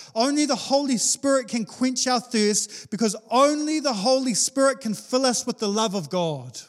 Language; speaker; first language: English; native; English